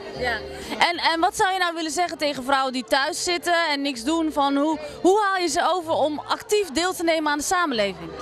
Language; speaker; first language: Dutch; native; Dutch